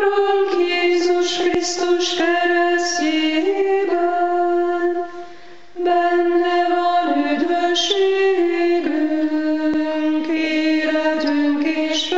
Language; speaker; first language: Hungarian; native; Hungarian